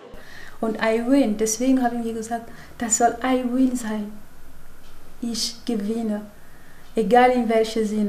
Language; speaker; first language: German; non-native, fluent; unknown